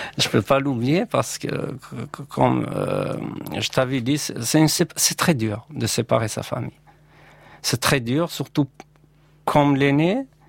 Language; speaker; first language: French; non-native, local second language; Kabyle